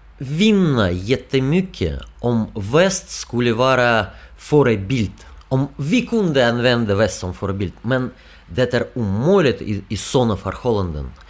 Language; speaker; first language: Swedish; non-native, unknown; Russian